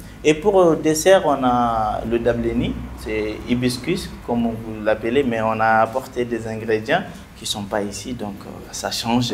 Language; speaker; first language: French; non-native, local second language; Bambara